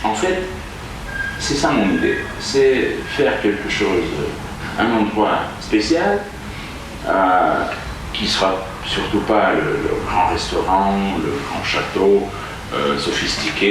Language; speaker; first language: French; non-native, fluent; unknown